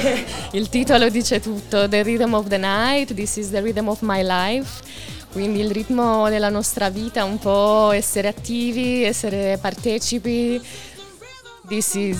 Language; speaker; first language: Italian; early bilingual, other home language; Romanian